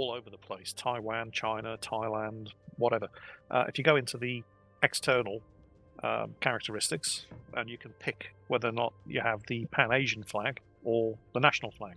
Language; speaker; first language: English; native; English